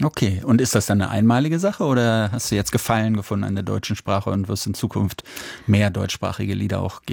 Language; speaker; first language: German; native; German